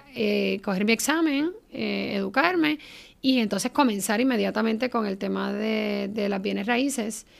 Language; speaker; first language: Spanish; native; Spanish